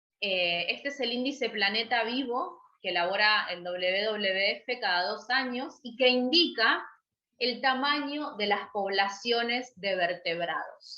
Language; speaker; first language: Spanish; native; Spanish